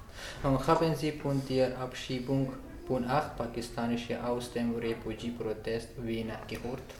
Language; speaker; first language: German; non-native, learner; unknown